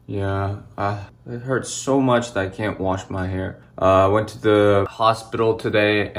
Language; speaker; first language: English; non-native, fluent; Korean